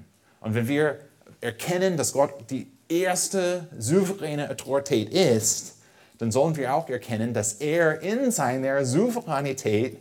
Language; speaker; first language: German; non-native, fluent; English